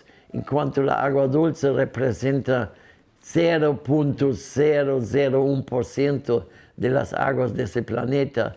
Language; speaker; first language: Spanish; non-native, fluent; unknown